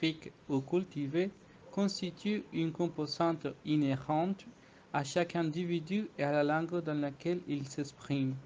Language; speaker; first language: French; non-native, fluent; Spanish